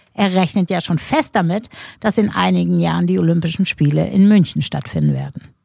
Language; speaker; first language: German; native; German